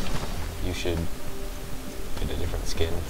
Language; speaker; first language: English; native; English